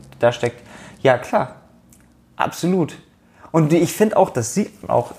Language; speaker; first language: German; early bilingual, other home language; Turkish